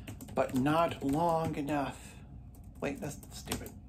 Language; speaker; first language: English; native; English